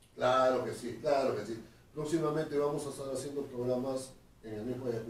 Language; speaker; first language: Spanish; native; Spanish